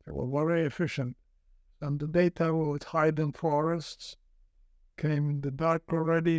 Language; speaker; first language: English; non-native, fluent; Polish